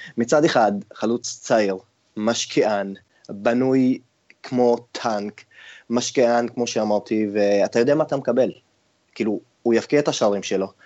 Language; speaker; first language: Hebrew; non-native, local second language; Arabic